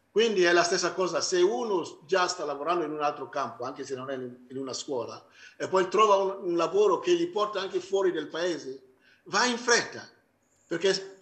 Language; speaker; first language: Italian; non-native, fluent; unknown